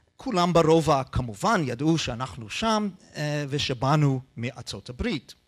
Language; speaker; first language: Hebrew; non-native, fluent; English